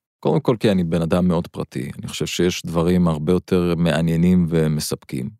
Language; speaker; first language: Hebrew; non-native, local second language; Arabic